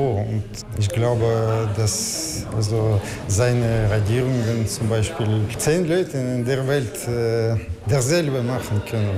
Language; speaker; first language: German; non-native, learner; Russian